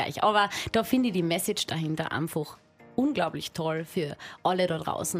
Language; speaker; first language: German; native; German